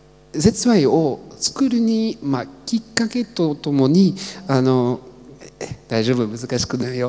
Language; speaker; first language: Japanese; non-native, learner; French